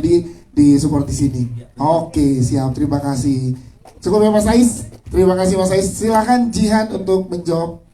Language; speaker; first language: Indonesian; native; Indonesian